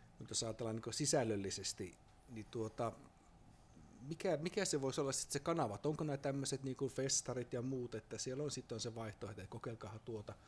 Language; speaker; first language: Finnish; native; Finnish